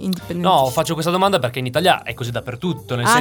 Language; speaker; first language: Italian; native; Italian